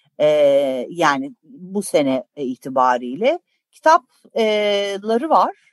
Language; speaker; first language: Turkish; native; Turkish